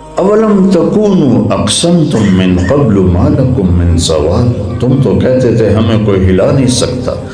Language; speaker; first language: Urdu; non-native, local second language; Punjabi